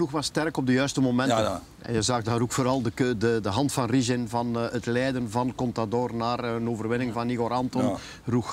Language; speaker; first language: Dutch; native; Dutch